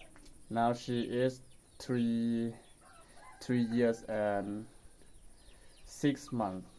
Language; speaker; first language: English; non-native, learner; Hmong